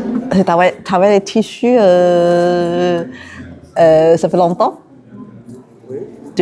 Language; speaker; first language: French; non-native, learner; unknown